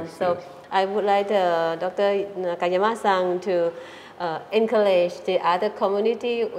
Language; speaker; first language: English; non-native, fluent; Thai